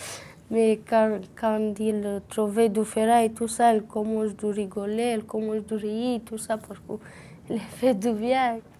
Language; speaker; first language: French; non-native, learner; Romanian